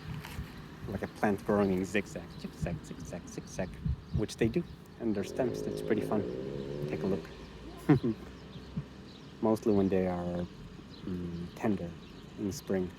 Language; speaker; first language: English; non-native, fluent; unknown